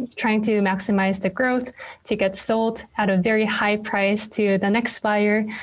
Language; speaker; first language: English; non-native, fluent; Korean